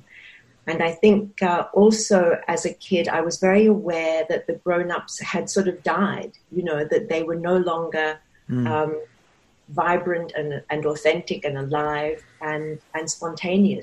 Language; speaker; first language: English; native; English